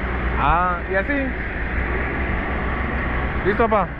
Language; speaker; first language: Spanish; non-native, learner; French